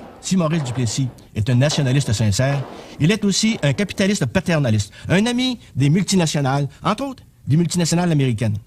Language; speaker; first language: French; native; French